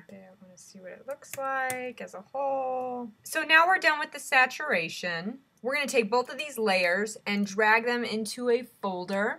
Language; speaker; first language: English; native; English